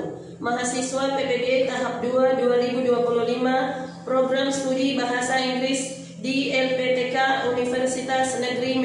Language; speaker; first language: Indonesian; native; Indonesian